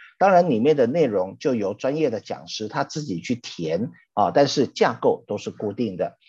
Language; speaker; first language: Chinese; native; Chinese